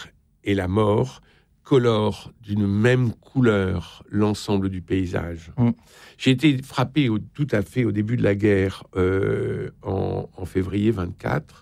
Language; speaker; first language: French; native; French